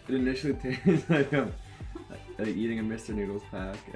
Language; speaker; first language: English; native; English